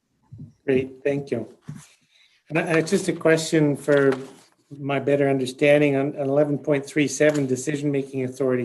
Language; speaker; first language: English; native; English